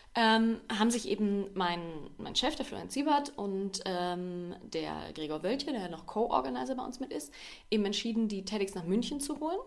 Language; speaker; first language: German; native; German